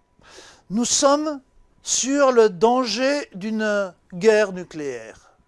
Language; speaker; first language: French; native; French